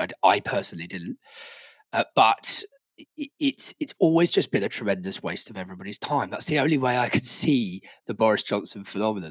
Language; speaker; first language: English; native; English